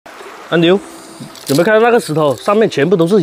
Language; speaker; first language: Chinese; native; Chinese